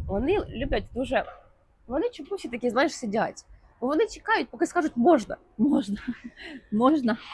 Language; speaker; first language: Ukrainian; native; Ukrainian